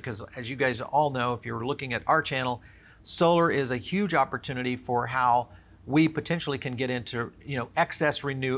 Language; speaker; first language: English; native; English